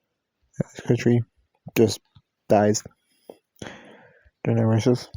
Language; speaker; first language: English; native; English